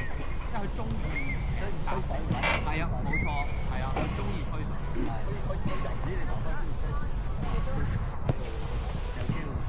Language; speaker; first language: Cantonese; native; Cantonese